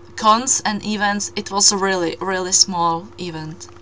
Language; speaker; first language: English; non-native, fluent; Czech